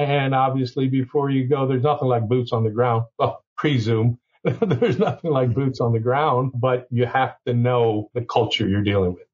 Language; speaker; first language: English; early bilingual, other home language; Spanish